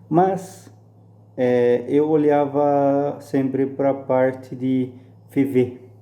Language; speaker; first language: Portuguese; non-native, fluent; Arabic